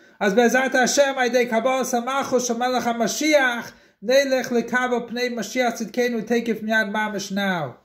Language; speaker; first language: Hebrew; non-native, fluent; English